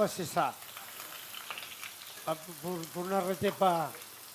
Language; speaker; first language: French; non-native, fluent; Catalan